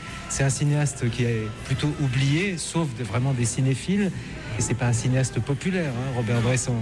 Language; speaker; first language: French; native; French